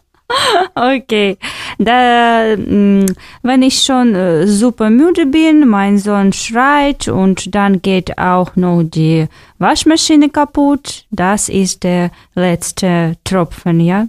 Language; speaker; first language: German; non-native, fluent; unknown